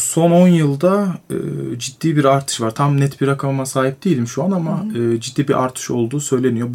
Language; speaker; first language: Turkish; native; Turkish